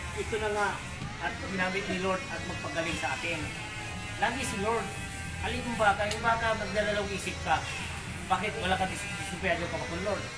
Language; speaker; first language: Filipino; non-native, local second language; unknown